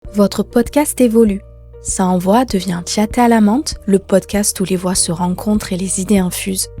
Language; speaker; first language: French; native; French